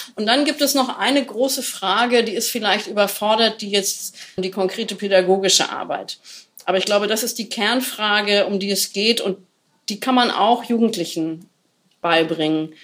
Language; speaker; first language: German; native; German